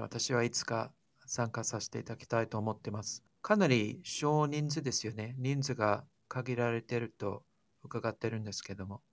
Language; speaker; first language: Japanese; non-native, fluent; English